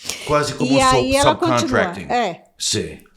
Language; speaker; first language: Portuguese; non-native, fluent; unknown